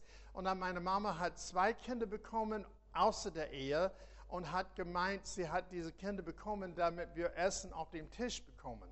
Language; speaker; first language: German; non-native, fluent; English